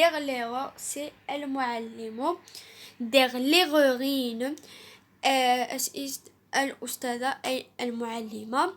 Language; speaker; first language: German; non-native, learner; Arabic